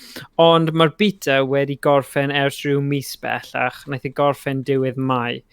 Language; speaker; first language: Welsh; native; Welsh